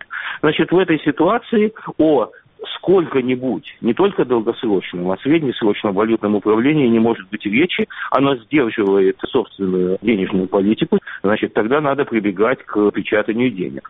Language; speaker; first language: Russian; native; Russian